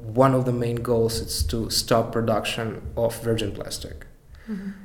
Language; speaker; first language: English; non-native, fluent; Ukrainian